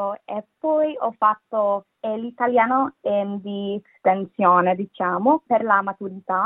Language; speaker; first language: Italian; non-native, fluent; English